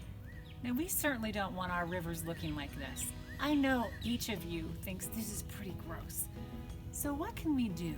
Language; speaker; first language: English; native; English